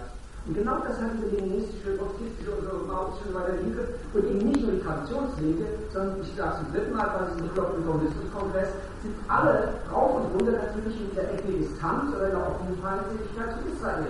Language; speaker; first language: German; native; German